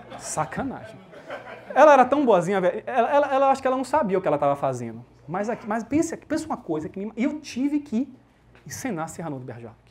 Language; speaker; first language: Portuguese; early bilingual, heritage; Portuguese